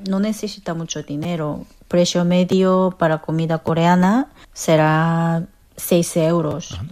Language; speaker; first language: Spanish; non-native, fluent; Korean